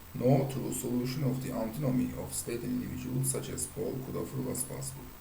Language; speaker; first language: English; non-native, fluent; Turkish